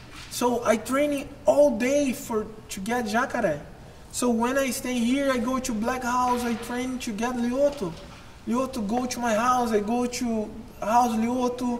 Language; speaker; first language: English; non-native, learner; Portuguese